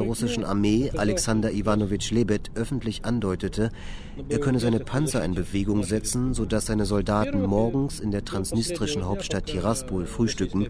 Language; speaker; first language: German; native; German